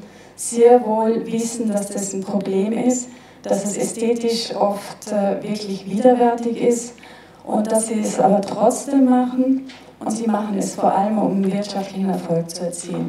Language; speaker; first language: German; native; German